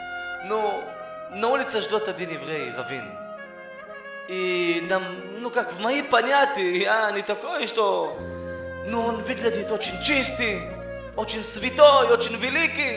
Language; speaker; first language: Russian; early bilingual, heritage; Russian